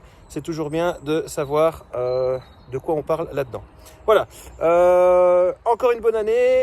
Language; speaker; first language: French; native; French